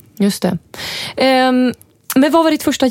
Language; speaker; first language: Swedish; native; Swedish